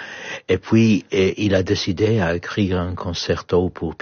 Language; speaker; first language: French; non-native, fluent; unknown